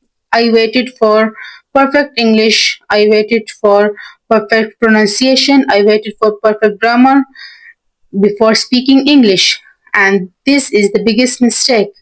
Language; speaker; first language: English; non-native, learner; Hindi